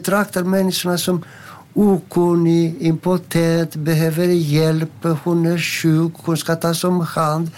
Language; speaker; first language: Swedish; non-native, fluent; Greek